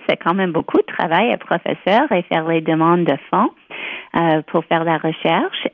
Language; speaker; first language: French; non-native, local second language; English